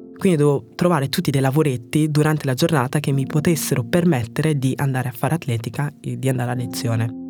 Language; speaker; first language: Italian; early bilingual, other home language; French